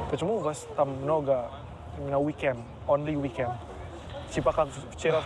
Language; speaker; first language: Russian; non-native, learner; Indonesian